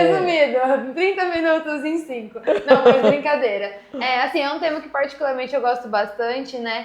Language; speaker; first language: Portuguese; native; Portuguese